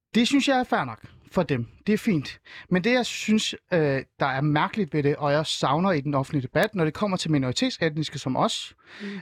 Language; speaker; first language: Danish; early bilingual, other home language; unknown